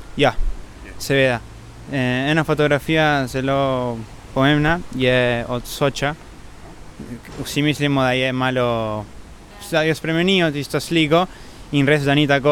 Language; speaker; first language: Slovenian; early bilingual, heritage; Spanish